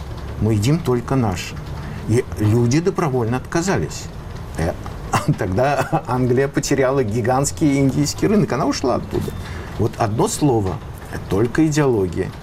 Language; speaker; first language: Russian; native; Russian